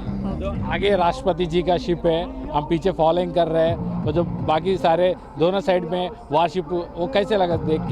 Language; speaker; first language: Hindi; non-native, local second language; Telugu